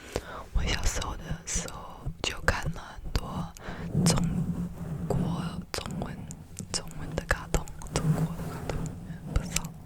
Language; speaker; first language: Chinese; early bilingual, heritage; Chinese